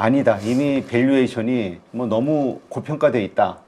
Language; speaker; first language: Korean; native; Korean